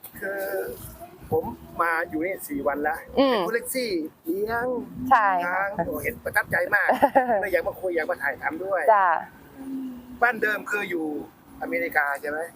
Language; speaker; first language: Thai; native; Thai